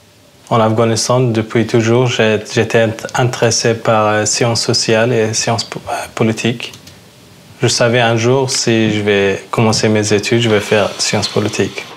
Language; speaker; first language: French; non-native, fluent; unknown